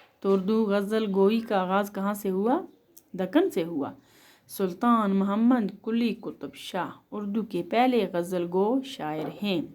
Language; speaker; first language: Urdu; non-native, local second language; Kashmiri